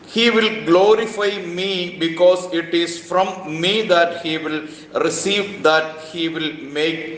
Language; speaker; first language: English; non-native, local second language; Malayalam